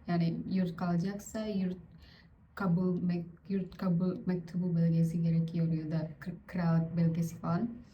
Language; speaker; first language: Turkish; non-native, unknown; Vietnamese